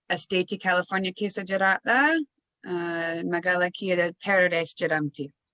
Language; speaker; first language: Oromo; non-native, learner; English